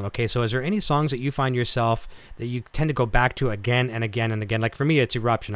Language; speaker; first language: English; native; English